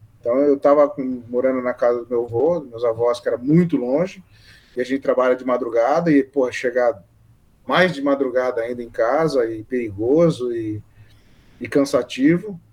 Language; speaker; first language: Portuguese; native; Portuguese